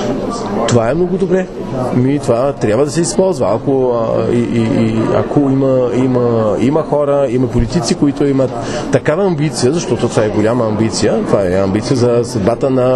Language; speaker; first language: Bulgarian; non-native, fluent; French